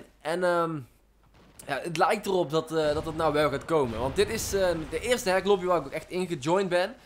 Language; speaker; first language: Dutch; native; Dutch